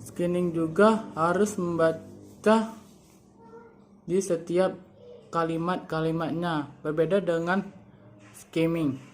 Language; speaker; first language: Indonesian; native; Indonesian